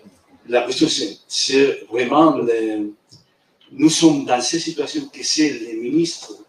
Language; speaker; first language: French; non-native, fluent; Spanish